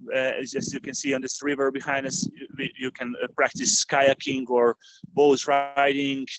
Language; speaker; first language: English; non-native, fluent; Croatian